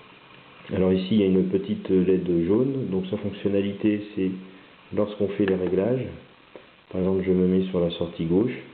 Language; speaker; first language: French; native; French